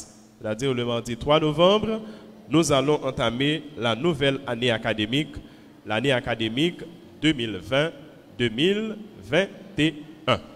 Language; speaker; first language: French; non-native, local second language; Haitian Creole